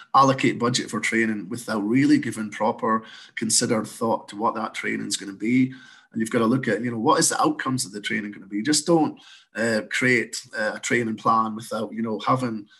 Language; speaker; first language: English; native; English